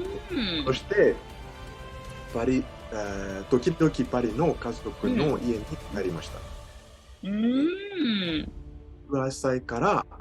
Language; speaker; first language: Japanese; non-native, learner; French